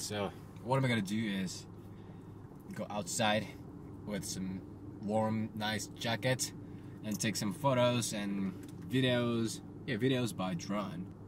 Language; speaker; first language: English; non-native, fluent; Japanese